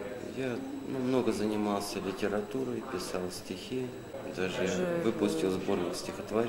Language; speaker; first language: Russian; native; Russian